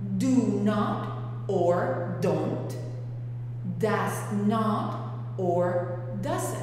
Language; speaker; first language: English; non-native, fluent; Spanish